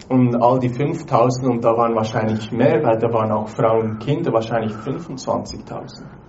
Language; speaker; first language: German; native; German